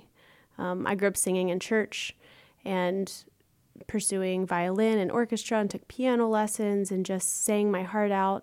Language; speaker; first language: English; native; English